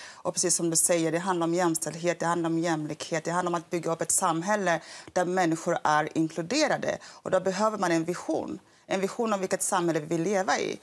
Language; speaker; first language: Swedish; early bilingual, other home language; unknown